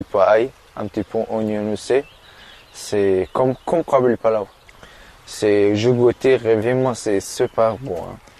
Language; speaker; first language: French; non-native, learner; Persian